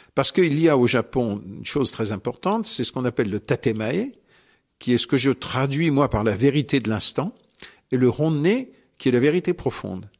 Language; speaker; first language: French; native; French